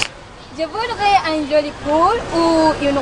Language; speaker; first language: French; non-native, learner; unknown